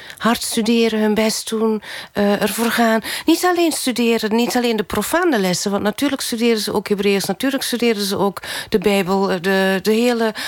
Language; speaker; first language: Dutch; native; Dutch